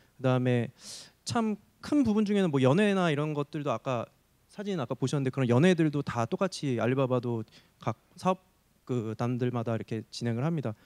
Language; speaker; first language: Korean; native; Korean